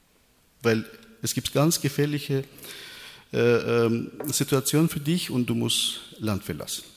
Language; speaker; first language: German; non-native, learner; Persian